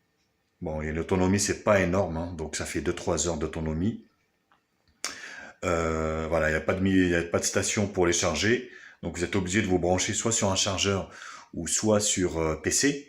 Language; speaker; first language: French; native; French